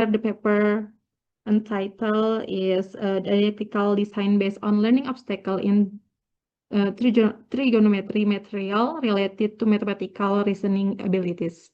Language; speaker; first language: English; non-native, learner; Indonesian